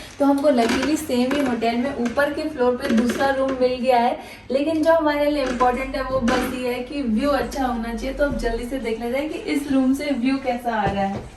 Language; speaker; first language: Hindi; native; Hindi